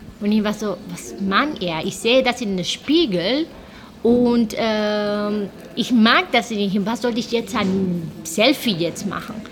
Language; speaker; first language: German; non-native, fluent; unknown